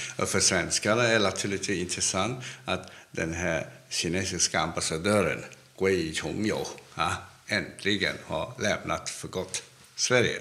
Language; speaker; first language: Swedish; non-native, fluent; Cantonese